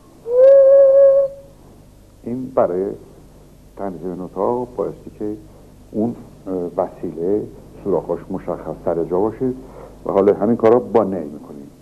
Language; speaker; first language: Persian; native; Persian